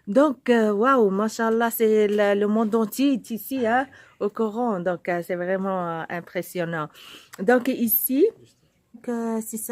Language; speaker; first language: French; non-native, local second language; Arabic